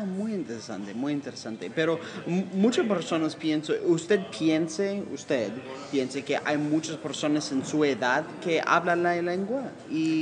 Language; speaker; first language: Spanish; non-native, learner; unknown